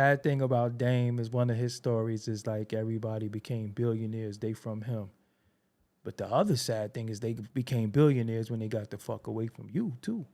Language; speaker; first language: English; native; English